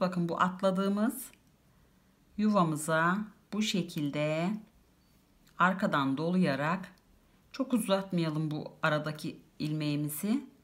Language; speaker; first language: Turkish; native; Turkish